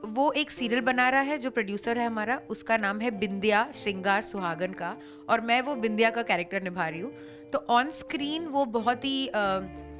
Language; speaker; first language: Hindi; non-native, local second language; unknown